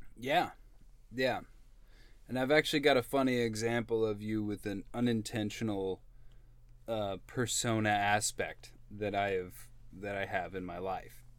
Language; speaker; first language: English; native; English